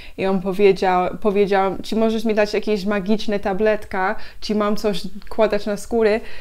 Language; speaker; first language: Polish; non-native, learner; English